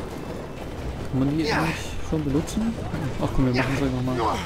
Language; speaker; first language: German; native; German